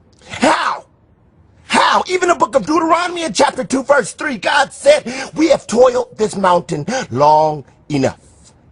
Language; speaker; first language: English; native; English